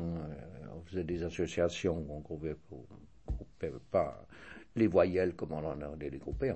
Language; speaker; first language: French; native; French